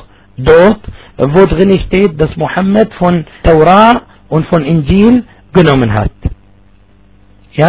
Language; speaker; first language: German; non-native, fluent; Arabic